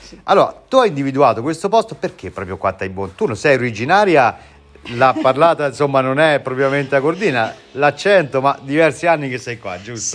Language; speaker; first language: Italian; native; Italian